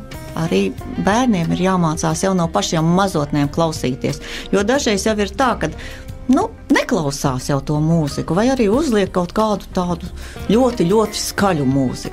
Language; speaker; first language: Latvian; native; Latvian